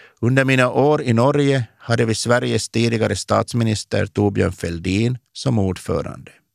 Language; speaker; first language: Swedish; native; Swedish